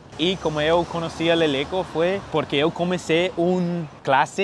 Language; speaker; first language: Portuguese; non-native, fluent; English